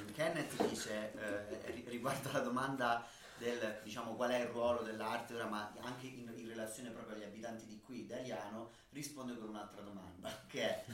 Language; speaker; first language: Italian; native; Italian